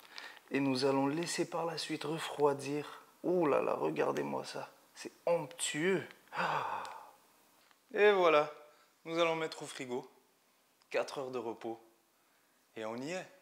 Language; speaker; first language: French; native; French